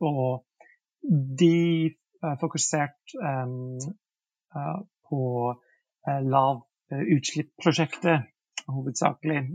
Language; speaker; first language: Norwegian; non-native, fluent; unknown